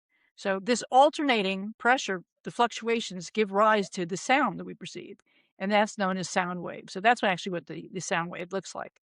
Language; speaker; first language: English; native; English